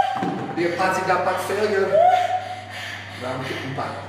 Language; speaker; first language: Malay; non-native, fluent; English